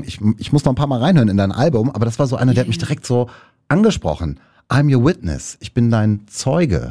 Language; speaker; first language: German; native; German